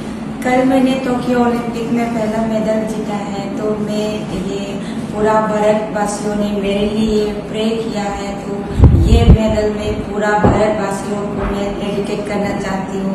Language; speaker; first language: Hindi; non-native, local second language; Manipuri